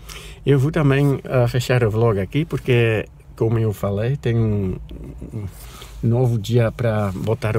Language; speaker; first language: Portuguese; non-native, fluent; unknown